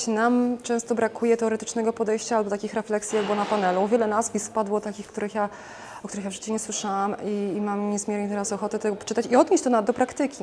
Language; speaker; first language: Polish; native; Polish